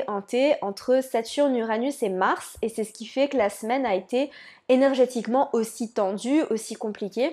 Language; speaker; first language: French; native; French